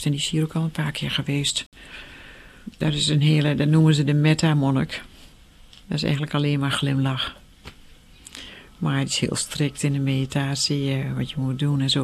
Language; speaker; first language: Dutch; native; Dutch